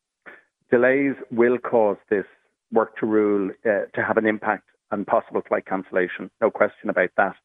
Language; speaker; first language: English; native; English